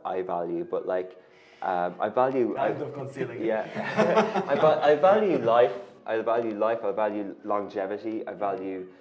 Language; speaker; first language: English; native; English